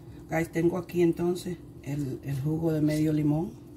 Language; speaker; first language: Spanish; native; Spanish